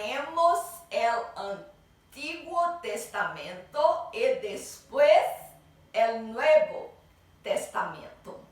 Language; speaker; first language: Spanish; non-native, learner; Portuguese